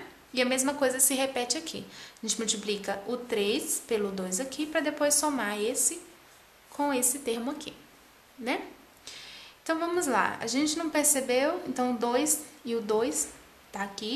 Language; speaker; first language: Portuguese; native; Portuguese